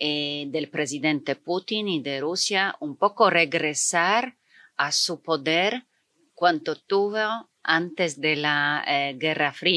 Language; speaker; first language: Spanish; non-native, fluent; Polish